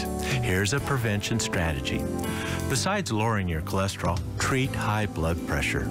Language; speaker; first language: English; native; English